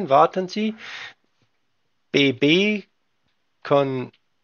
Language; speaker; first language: German; native; German